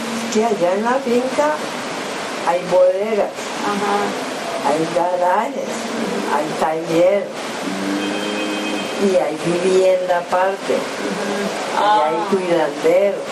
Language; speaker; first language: Spanish; early bilingual, other home language; Japanese